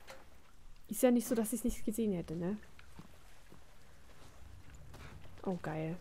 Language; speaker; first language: German; native; German